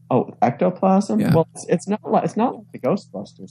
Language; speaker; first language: English; native; English